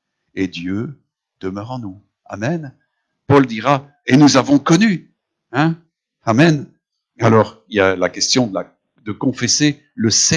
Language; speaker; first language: French; native; French